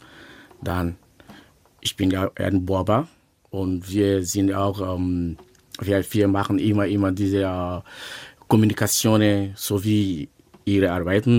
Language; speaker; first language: German; non-native, learner; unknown